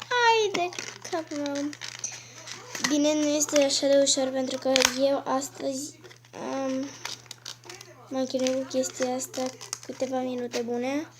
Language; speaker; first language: Romanian; native; Romanian